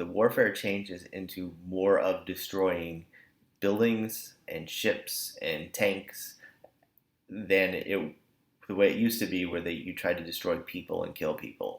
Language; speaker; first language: English; native; English